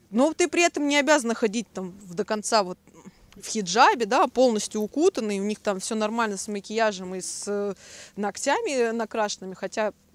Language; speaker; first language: Russian; native; Russian